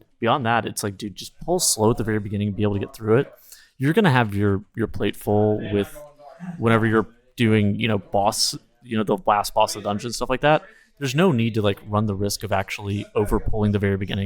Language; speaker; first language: English; native; English